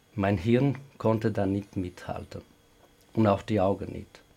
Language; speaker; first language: German; non-native, fluent; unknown